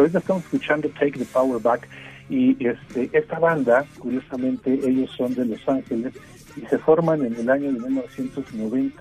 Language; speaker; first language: Spanish; native; Spanish